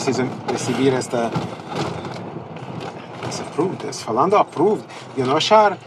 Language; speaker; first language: Portuguese; non-native, learner; Spanish